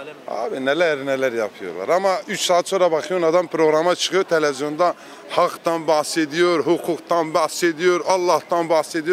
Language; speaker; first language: Turkish; native; Turkish